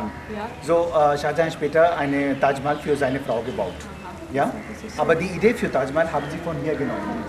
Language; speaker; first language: German; non-native, learner; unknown